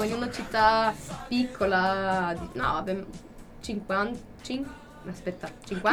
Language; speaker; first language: Italian; non-native, fluent; German